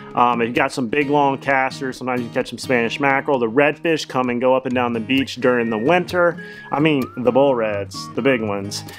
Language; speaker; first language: English; native; English